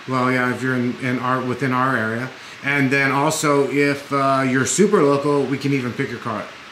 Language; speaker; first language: English; native; English